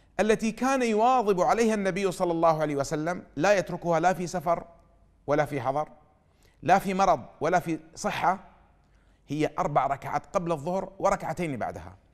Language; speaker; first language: Arabic; native; Arabic